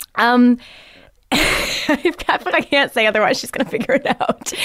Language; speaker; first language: English; native; English